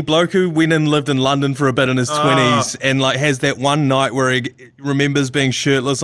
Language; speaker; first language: English; native; English